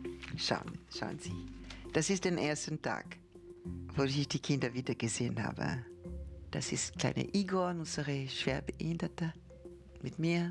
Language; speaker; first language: German; non-native, fluent; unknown